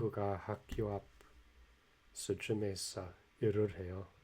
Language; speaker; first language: Korean; non-native, learner; English